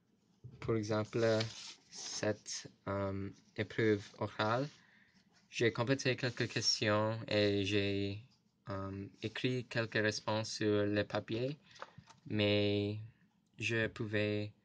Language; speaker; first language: French; non-native, learner; English